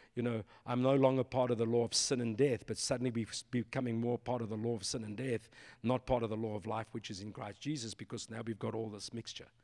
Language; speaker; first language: English; native; English